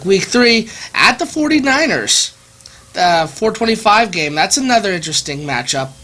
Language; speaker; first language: English; native; English